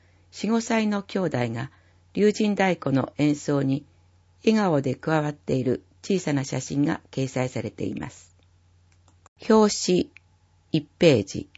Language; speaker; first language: Japanese; native; Japanese